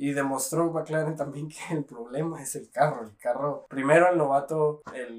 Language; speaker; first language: Spanish; native; Spanish